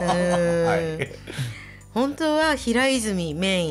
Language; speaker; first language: Japanese; native; Japanese